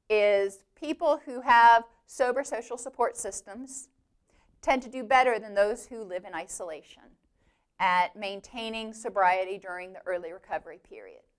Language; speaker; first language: English; native; English